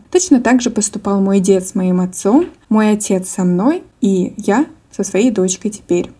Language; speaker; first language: Russian; native; Russian